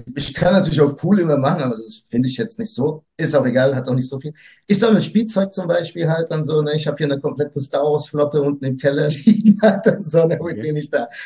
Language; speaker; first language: German; early bilingual, other home language; Portuguese